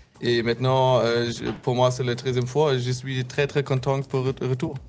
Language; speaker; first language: French; non-native, learner; German